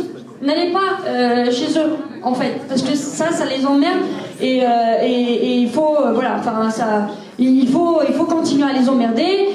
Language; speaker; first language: French; native; French